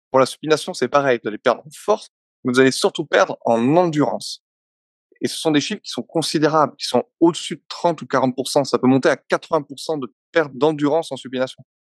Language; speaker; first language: French; native; French